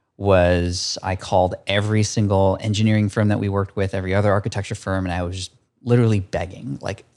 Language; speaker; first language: English; early bilingual, other home language; Filipino